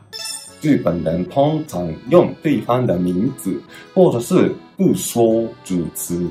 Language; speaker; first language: Chinese; non-native, fluent; Japanese